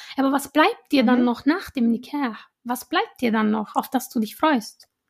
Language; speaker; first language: German; early bilingual, other home language; Arabic